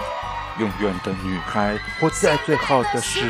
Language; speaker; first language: Chinese; native; Chinese